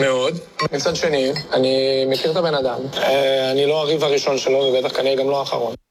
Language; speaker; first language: Hebrew; native; Hebrew